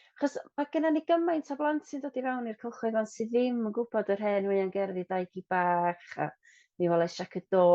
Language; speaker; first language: Welsh; non-native, local second language; English